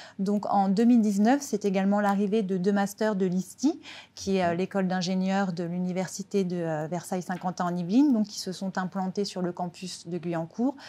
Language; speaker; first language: French; native; French